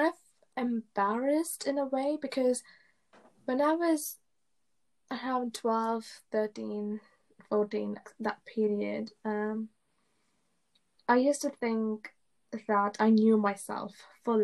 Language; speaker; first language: English; early bilingual, other home language; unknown